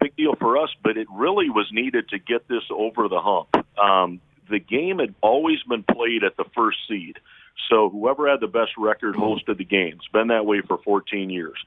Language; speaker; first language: English; native; English